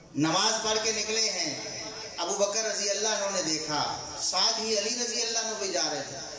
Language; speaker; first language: Urdu; non-native, local second language; Punjabi